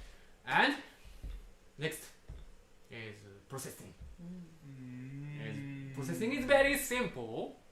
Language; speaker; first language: English; non-native, learner; Japanese